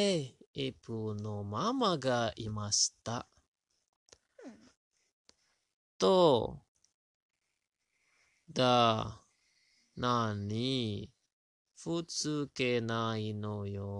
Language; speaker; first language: Japanese; non-native, learner; Indonesian